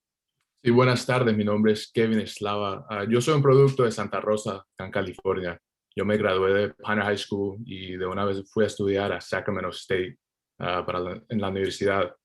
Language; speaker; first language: Spanish; early bilingual, heritage; Spanish